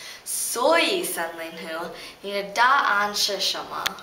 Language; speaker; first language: Chinese; non-native, learner; English